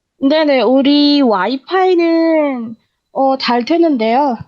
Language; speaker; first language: Korean; non-native, learner; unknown